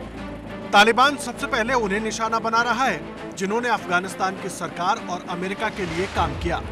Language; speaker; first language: Hindi; native; Hindi